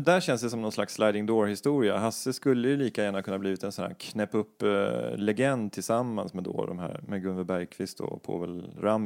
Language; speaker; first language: Swedish; native; Swedish